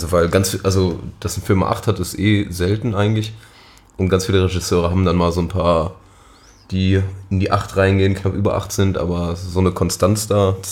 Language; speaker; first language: German; native; German